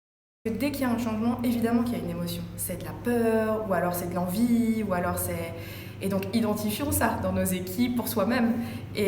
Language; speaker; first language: French; native; French